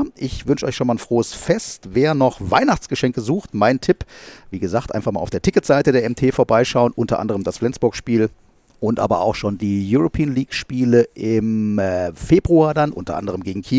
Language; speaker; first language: German; native; German